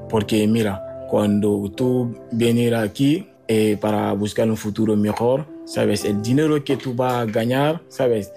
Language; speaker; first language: Spanish; non-native, learner; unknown